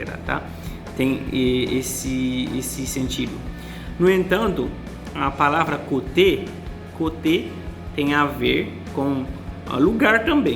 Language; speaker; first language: Portuguese; non-native, fluent; Haitian Creole